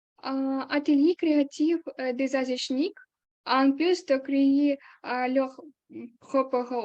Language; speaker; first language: French; non-native, learner; Ukrainian